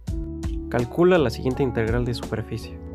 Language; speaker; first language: Spanish; native; Spanish